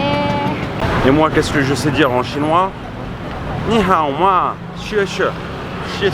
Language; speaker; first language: French; native; French